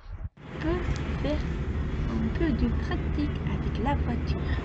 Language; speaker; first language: French; non-native, fluent; Spanish